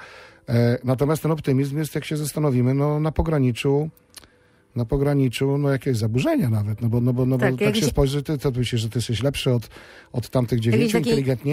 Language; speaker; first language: Polish; native; Polish